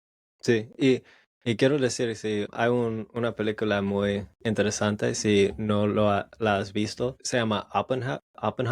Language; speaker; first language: Spanish; non-native, learner; English